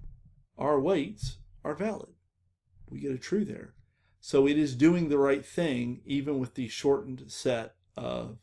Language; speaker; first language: English; native; English